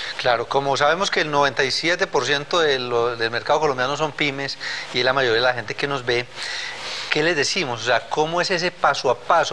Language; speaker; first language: Spanish; native; Spanish